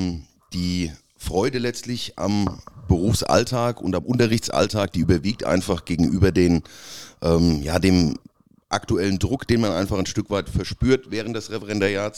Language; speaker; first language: German; native; German